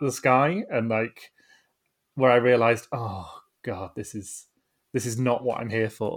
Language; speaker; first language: English; native; English